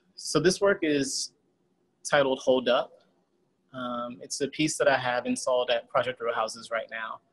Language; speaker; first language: English; native; English